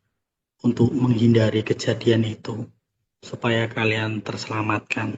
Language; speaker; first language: Indonesian; native; Indonesian